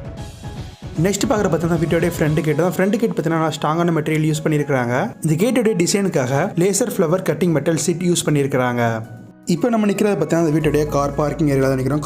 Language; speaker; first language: Tamil; native; Tamil